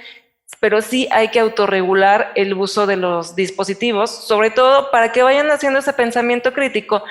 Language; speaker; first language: Spanish; native; Spanish